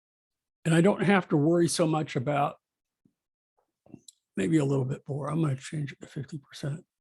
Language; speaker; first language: English; native; English